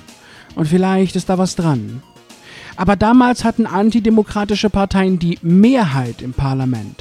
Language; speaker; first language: German; native; German